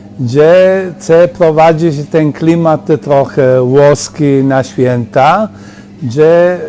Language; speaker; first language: Polish; non-native, learner; Italian